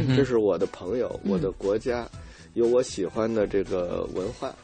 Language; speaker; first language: Chinese; native; Chinese